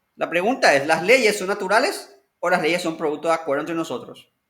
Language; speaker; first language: Spanish; native; Spanish